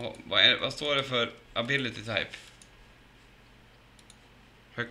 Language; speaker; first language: Swedish; native; Swedish